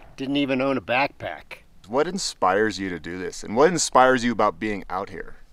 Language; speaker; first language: English; native; English